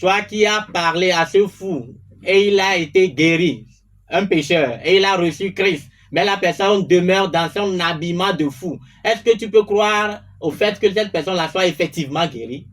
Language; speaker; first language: French; non-native, local second language; Ewe